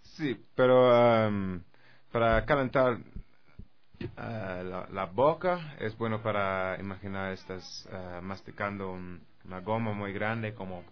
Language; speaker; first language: Spanish; non-native, learner; English